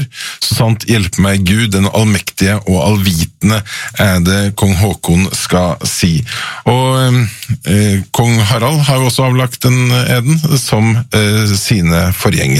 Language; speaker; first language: Norwegian; native; Norwegian